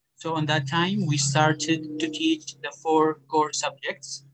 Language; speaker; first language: English; non-native, fluent; Arabic